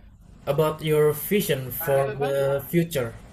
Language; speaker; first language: English; non-native, learner; Indonesian